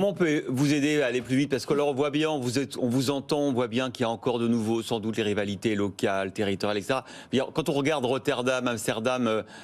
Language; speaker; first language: French; native; French